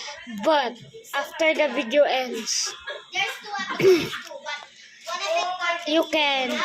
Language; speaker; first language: English; non-native, local second language; Filipino